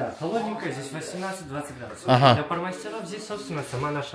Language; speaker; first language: Russian; native; Russian